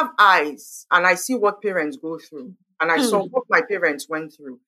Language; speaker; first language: English; non-native, local second language; Igbo